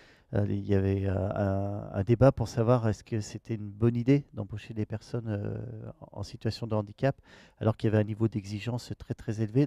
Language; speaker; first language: French; native; French